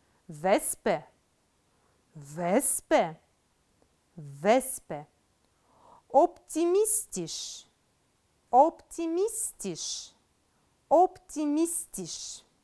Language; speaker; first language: German; non-native, fluent; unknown